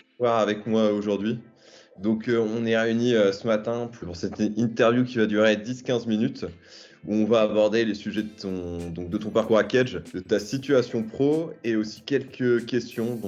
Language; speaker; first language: French; native; French